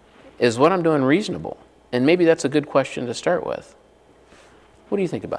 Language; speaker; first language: English; native; English